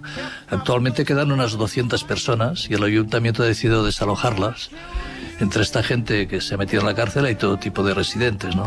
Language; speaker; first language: Spanish; native; Spanish